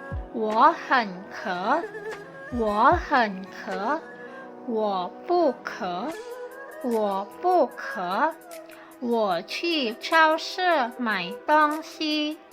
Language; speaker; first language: Chinese; non-native, fluent; Indonesian